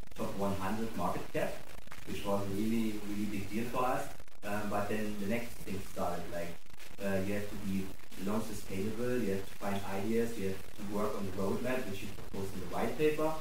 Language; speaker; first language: English; non-native, fluent; German